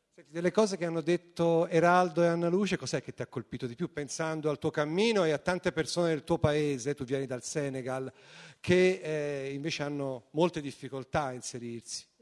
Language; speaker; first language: Italian; native; Italian